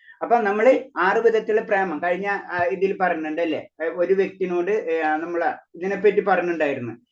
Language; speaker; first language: Malayalam; native; Malayalam